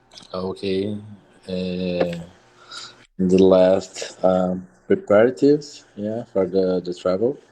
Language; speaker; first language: English; non-native, learner; Portuguese